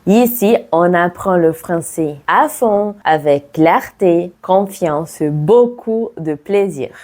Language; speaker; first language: French; non-native, fluent; Portuguese